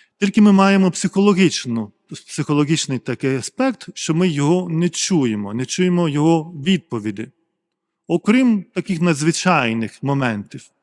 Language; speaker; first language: Ukrainian; non-native, fluent; Lithuanian